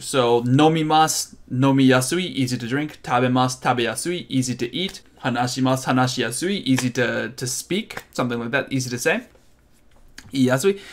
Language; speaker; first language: English; native; English